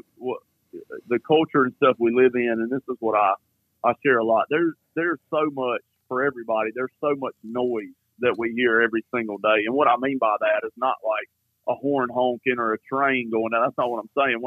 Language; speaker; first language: English; native; English